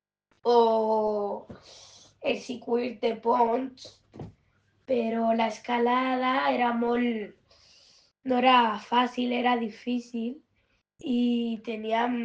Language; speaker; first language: Catalan; non-native, local second language; Spanish